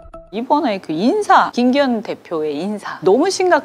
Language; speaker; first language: Korean; native; Korean